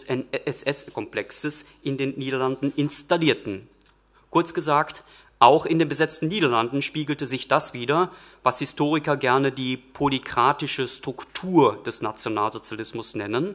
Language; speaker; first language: German; native; German